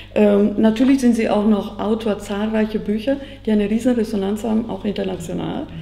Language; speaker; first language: German; non-native, fluent; Italian